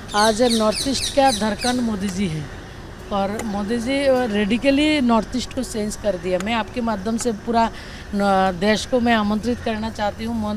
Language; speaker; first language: Hindi; non-native, local second language; Bangla